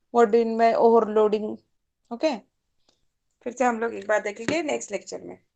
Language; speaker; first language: Hindi; non-native, local second language; Marathi